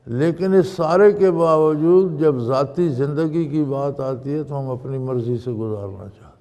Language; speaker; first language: Urdu; non-native, local second language; Punjabi